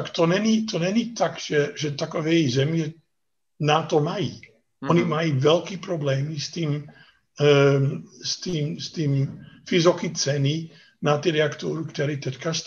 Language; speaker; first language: Czech; non-native, fluent; Dutch